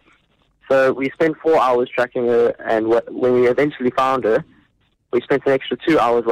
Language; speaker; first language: English; native; English